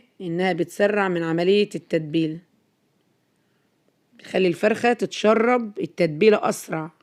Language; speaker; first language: Arabic; native; Arabic